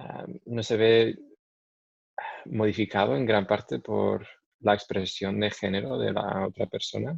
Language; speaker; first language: Spanish; non-native, fluent; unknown